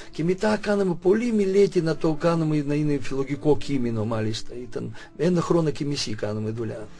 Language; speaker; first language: Greek; non-native, fluent; Russian